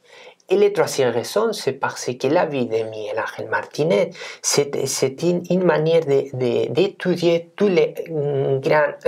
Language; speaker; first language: French; non-native, fluent; Spanish